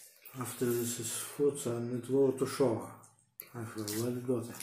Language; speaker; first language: English; non-native, learner; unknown